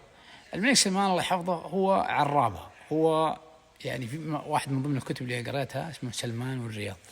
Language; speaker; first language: Arabic; native; Arabic